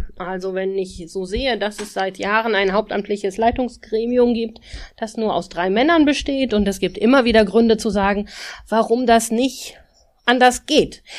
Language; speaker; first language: German; native; German